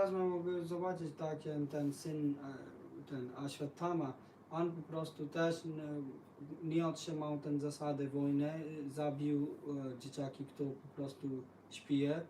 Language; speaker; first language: Polish; non-native, learner; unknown